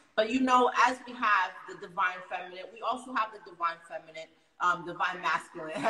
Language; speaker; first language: English; native; English